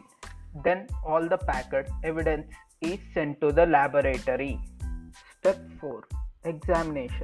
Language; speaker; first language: English; non-native, local second language; Telugu